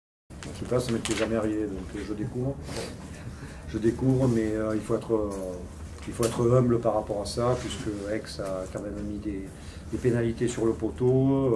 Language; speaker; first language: French; native; French